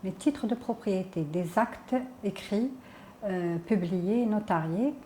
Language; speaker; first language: French; non-native, local second language; Arabic